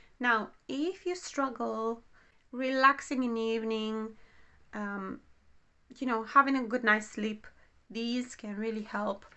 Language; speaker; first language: English; non-native, fluent; Romanian